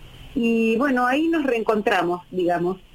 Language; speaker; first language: Spanish; native; Spanish